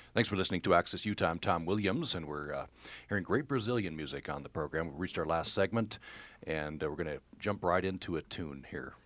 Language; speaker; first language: English; native; English